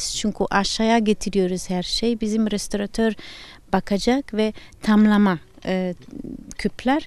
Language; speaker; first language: Turkish; non-native, fluent; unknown